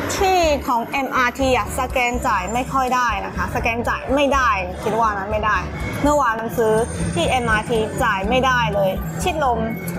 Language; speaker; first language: Thai; non-native, fluent; Chinese